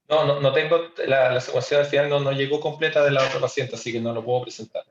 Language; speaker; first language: Spanish; native; Spanish